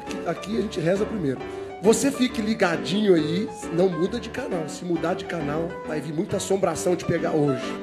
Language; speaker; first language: Portuguese; native; Portuguese